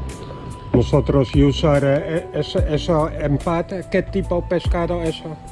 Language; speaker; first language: Spanish; non-native, learner; English